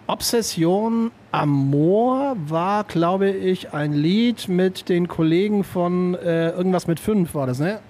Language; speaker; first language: German; native; German